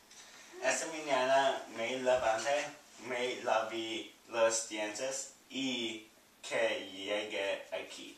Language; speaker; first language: Spanish; non-native, learner; English